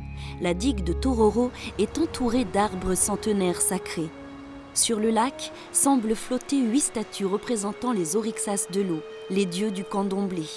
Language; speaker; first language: French; native; French